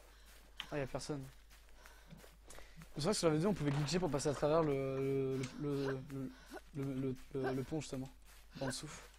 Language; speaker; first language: French; native; French